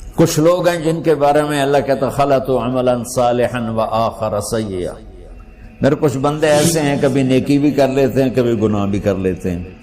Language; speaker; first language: Urdu; non-native, local second language; Punjabi